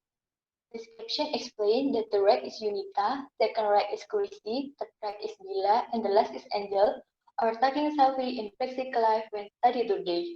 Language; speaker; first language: English; non-native, learner; Indonesian